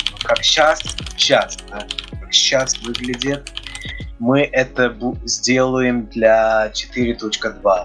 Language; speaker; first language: Russian; early bilingual, heritage; Russian